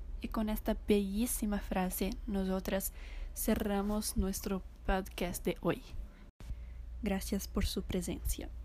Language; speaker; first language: Spanish; non-native, fluent; Portuguese